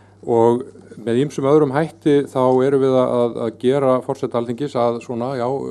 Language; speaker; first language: Icelandic; native; Icelandic